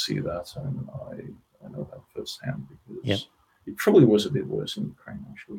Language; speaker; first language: English; non-native, fluent; Russian